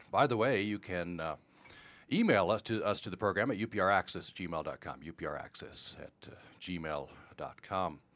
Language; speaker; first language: English; native; English